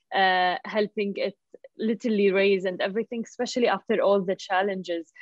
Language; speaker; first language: English; non-native, fluent; Persian